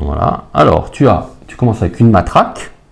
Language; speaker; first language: French; native; French